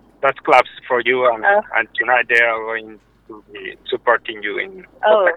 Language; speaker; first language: English; non-native, learner; Spanish